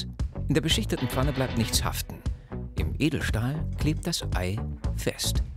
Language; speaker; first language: German; native; German